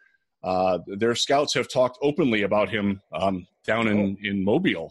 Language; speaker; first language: English; native; English